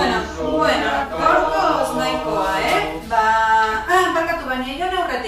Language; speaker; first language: Basque; non-native, learner; Spanish